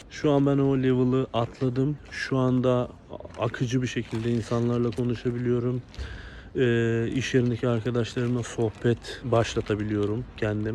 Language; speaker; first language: Turkish; native; Turkish